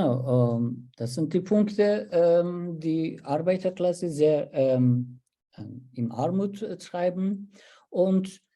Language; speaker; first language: German; non-native, learner; Turkish